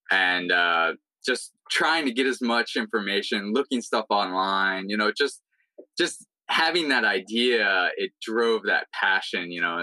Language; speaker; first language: English; native; English